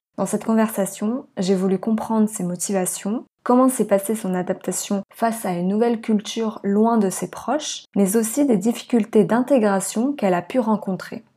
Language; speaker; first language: French; native; French